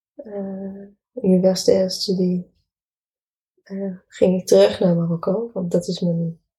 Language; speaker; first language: Dutch; non-native, fluent; Arabic